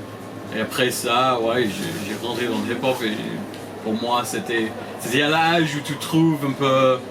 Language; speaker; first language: French; non-native, fluent; English